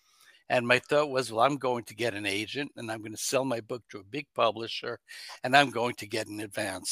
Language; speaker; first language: English; native; English